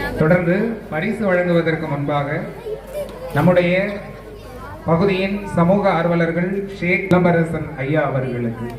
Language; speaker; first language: Tamil; native; Tamil